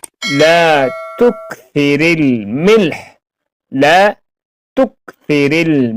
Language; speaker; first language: Arabic; non-native, fluent; Pashto